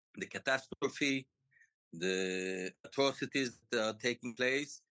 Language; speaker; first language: English; non-native, fluent; Hebrew